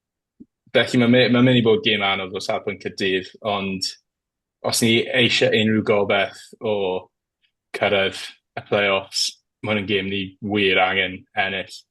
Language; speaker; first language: Welsh; native; Welsh